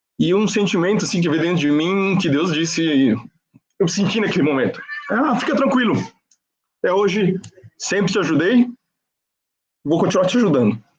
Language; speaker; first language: Portuguese; non-native, fluent; Spanish